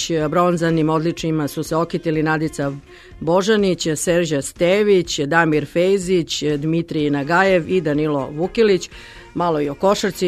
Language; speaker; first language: Serbian; native; Serbian